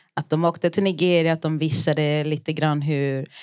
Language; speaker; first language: Swedish; early bilingual, other home language; Yoruba